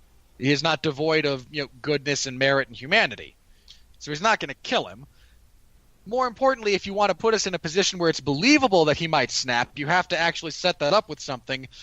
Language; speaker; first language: English; native; English